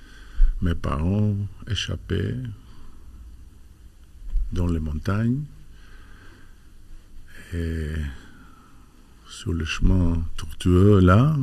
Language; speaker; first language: French; non-native, fluent; Albanian